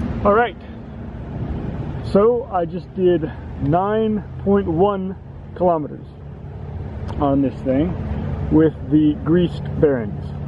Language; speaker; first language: English; native; English